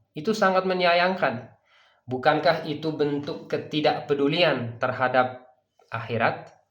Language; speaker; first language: Indonesian; non-native, fluent; Persian